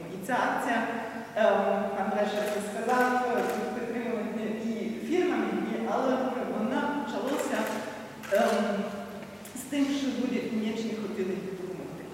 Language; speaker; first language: Ukrainian; non-native, learner; German